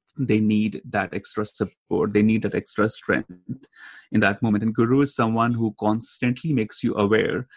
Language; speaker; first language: English; non-native, local second language; Hindi